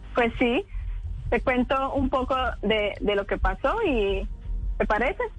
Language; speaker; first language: Spanish; native; Spanish